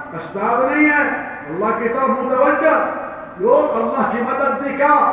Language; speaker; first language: Urdu; non-native, learner; Arabic